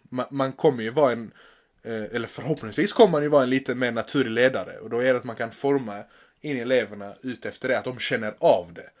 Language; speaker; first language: Swedish; native; Swedish